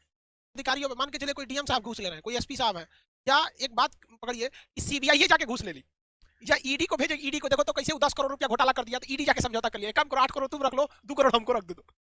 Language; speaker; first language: Hindi; native; Hindi